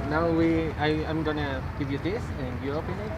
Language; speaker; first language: English; non-native, learner; Spanish